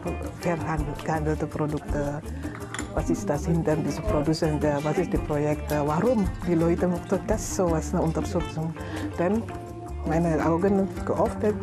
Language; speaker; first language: German; non-native, learner; Indonesian